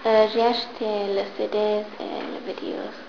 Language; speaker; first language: French; non-native, learner; English